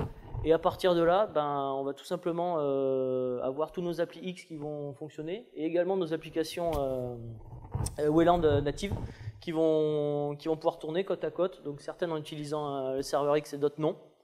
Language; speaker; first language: French; native; French